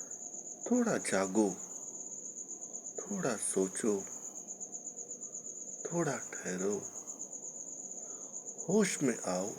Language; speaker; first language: Hindi; native; Hindi